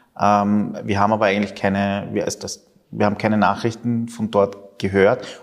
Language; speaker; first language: German; early bilingual, other home language; Spanish